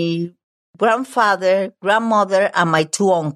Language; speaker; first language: English; non-native, fluent; Spanish